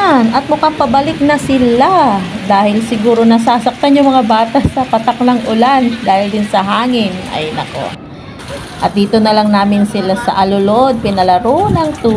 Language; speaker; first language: Filipino; non-native, local second language; Waray